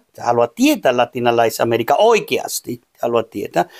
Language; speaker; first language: Finnish; non-native, fluent; Spanish